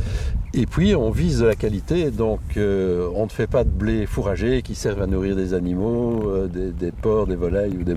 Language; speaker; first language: French; native; French